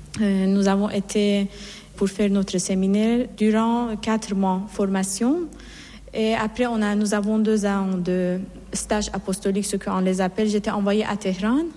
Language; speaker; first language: French; non-native, fluent; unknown